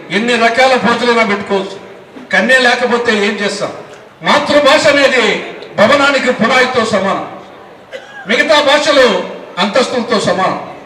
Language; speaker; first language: Telugu; native; Telugu